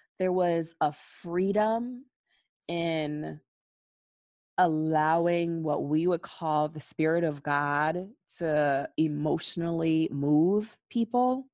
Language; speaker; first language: English; native; English